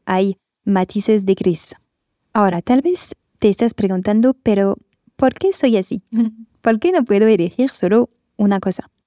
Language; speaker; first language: Spanish; non-native, fluent; French